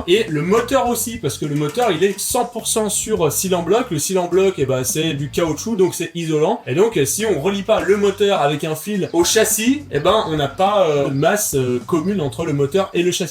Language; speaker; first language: French; native; French